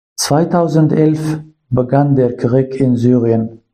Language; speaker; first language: German; non-native, learner; Kurdish